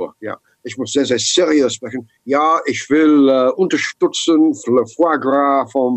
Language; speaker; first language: German; non-native, learner; English